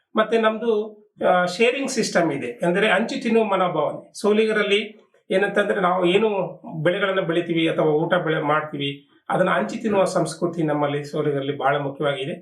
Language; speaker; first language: Kannada; non-native, local second language; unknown